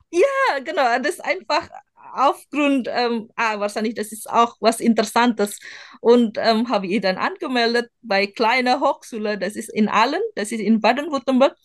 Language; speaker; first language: German; non-native, learner; Indonesian